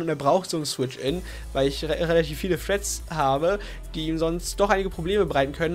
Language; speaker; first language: German; native; German